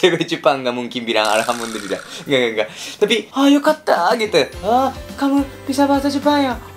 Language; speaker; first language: Indonesian; non-native, learner; Japanese